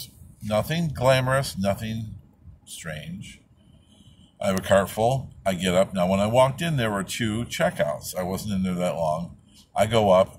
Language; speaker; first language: English; native; English